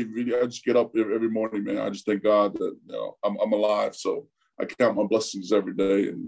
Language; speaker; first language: English; early bilingual, other home language; Tongan